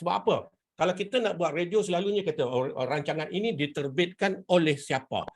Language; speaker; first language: Malay; native; Malay